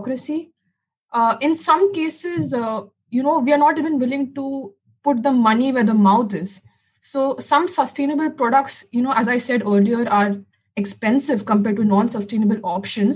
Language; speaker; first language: English; non-native, local second language; Hindi